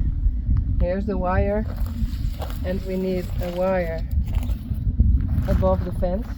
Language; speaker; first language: English; non-native, learner; Western Frisian